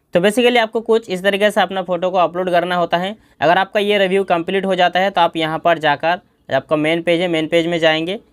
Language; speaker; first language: Hindi; native; Hindi